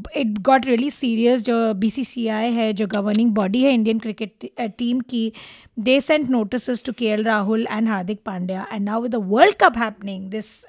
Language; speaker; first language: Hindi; non-native, local second language; Marathi